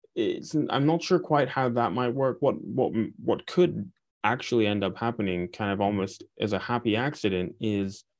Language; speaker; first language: English; native; English